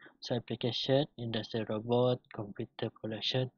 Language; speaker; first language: English; non-native, local second language; Malay